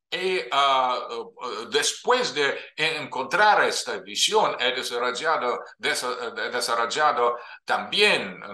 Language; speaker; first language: Spanish; non-native, fluent; Russian